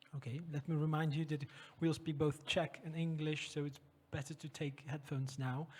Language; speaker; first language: English; non-native, fluent; Czech